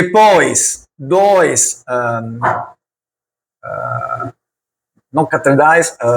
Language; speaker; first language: Portuguese; non-native, learner; Italian